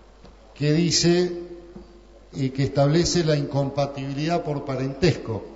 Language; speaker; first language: Spanish; native; Spanish